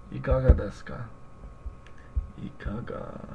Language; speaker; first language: Japanese; non-native, learner; English